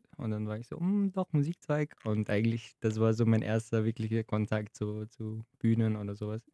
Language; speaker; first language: German; early bilingual, other home language; Arabic